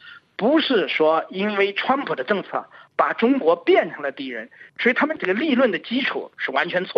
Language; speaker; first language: Chinese; native; Chinese